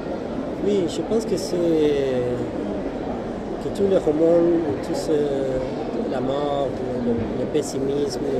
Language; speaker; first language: French; non-native, fluent; Spanish